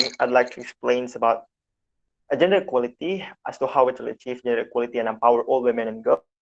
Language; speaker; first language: English; non-native, fluent; Indonesian